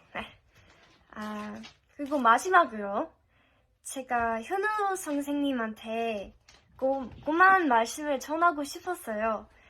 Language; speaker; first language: Korean; non-native, fluent; English